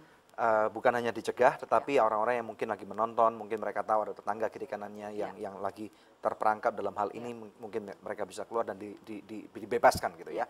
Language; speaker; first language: Indonesian; native; Indonesian